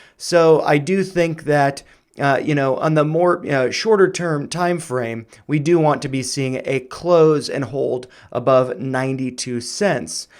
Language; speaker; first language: English; native; English